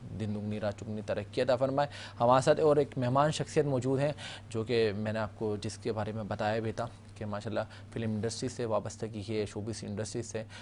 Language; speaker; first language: Urdu; native; Urdu